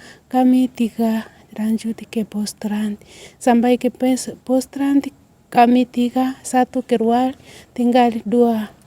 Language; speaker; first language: Indonesian; non-native, learner; Swahili